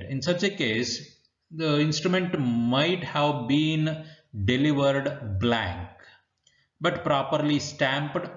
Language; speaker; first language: English; non-native, local second language; Kannada